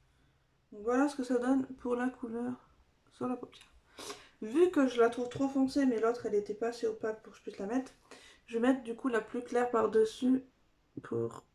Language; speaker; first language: French; native; French